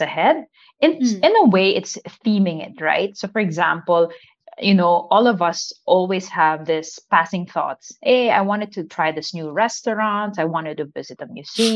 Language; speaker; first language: English; non-native, local second language; Filipino